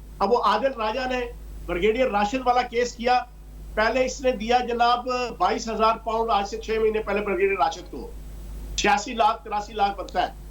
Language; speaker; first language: Urdu; non-native, local second language; Punjabi